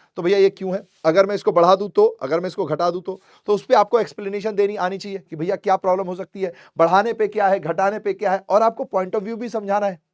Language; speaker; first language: Hindi; native; Hindi